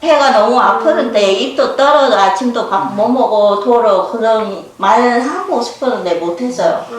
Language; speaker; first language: Korean; non-native, learner; Vietnamese